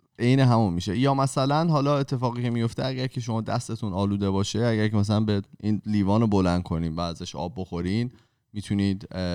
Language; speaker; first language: Persian; native; Persian